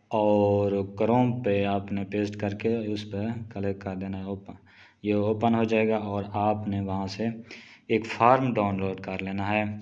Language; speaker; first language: Urdu; non-native, local second language; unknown